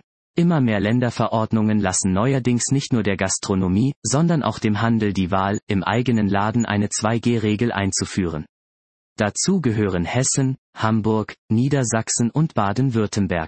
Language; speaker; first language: German; native; German